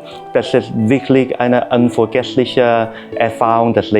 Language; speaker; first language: German; non-native, learner; Cantonese